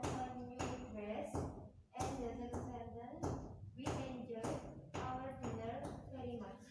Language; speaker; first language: English; non-native, learner; Indonesian